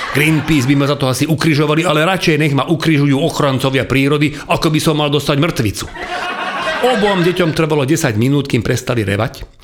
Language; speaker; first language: Slovak; non-native, local second language; Hungarian